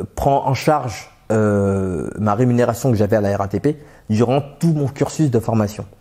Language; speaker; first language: French; native; French